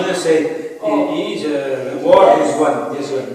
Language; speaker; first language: English; non-native, learner; Catalan